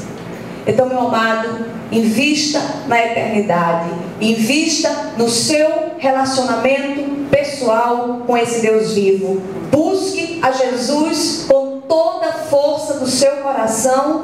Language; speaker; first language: Portuguese; native; Portuguese